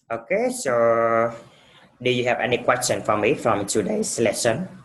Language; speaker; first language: English; non-native, fluent; Vietnamese